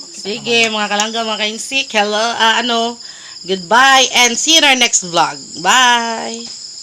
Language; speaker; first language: Filipino; native; Filipino